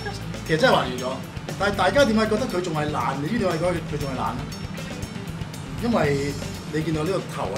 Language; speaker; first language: Cantonese; native; Cantonese